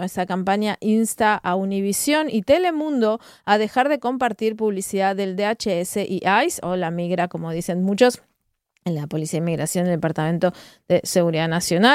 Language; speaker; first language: Spanish; native; Spanish